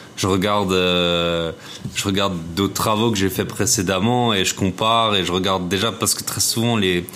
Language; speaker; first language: French; native; French